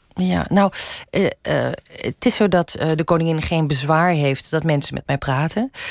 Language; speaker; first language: Dutch; non-native, local second language; Limburgish